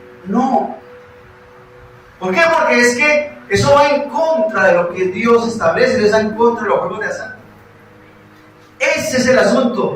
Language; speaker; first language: Spanish; native; Spanish